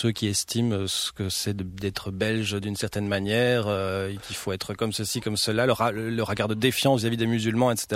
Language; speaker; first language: French; native; French